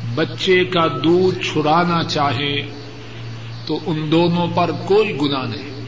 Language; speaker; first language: Urdu; non-native, local second language; Punjabi